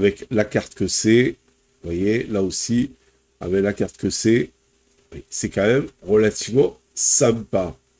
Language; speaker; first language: French; native; French